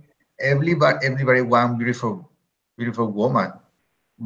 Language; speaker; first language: English; non-native, learner; Spanish